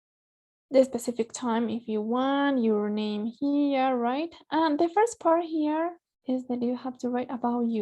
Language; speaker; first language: English; non-native, fluent; Spanish